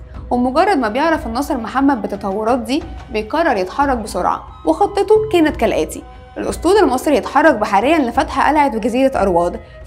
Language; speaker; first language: Arabic; native; Arabic